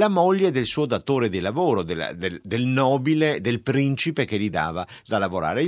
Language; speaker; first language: Italian; native; Italian